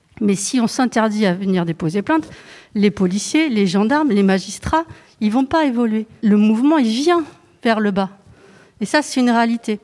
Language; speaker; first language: French; native; French